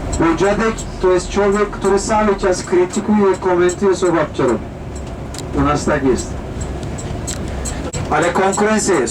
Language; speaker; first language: Polish; non-native, learner; Turkish